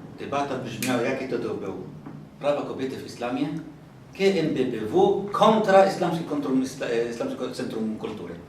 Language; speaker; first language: Polish; non-native, fluent; Arabic